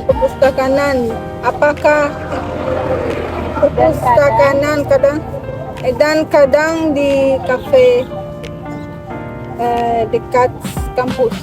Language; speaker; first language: Indonesian; non-native, learner; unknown